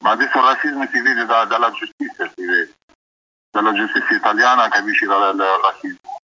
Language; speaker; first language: Italian; non-native, learner; Arabic